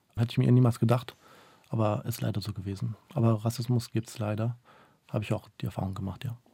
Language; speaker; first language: German; early bilingual, other home language; Kurdish